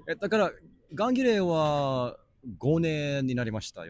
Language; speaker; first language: Japanese; non-native, learner; English